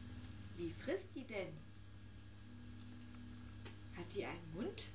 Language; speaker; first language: German; native; German